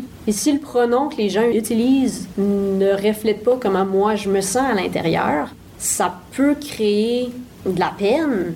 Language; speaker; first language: French; native; French